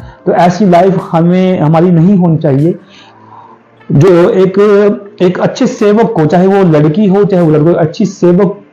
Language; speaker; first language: Hindi; native; Hindi